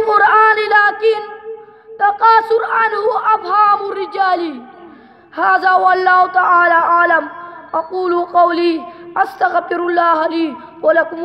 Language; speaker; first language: Arabic; non-native, learner; Urdu